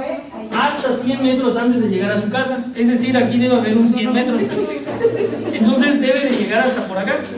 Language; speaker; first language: Spanish; native; Spanish